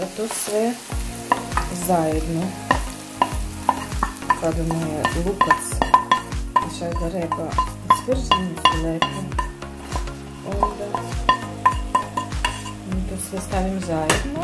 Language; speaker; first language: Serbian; non-native, learner; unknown